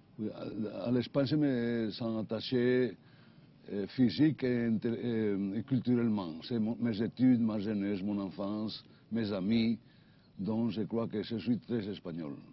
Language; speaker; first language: French; non-native, fluent; Spanish